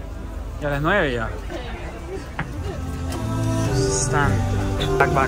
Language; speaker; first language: Spanish; native; Spanish